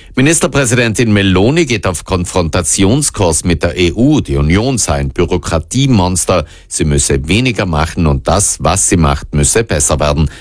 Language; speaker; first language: German; native; German